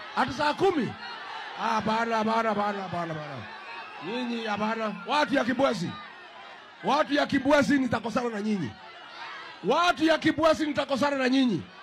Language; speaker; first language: Swahili; non-native, local second language; Kikuyu